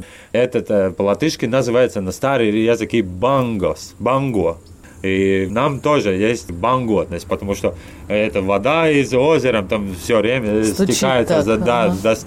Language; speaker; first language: Russian; non-native, learner; Latvian